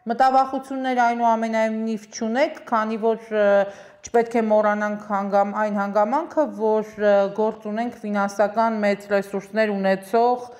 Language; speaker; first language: Armenian; native; Armenian